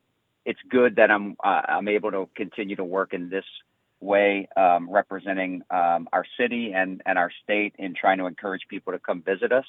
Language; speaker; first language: English; native; English